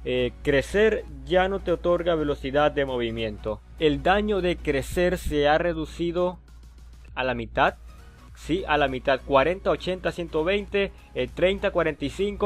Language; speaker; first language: Spanish; native; Spanish